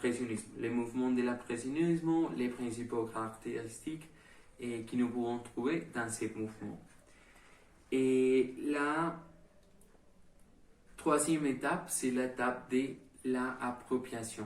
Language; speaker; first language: French; non-native, learner; Spanish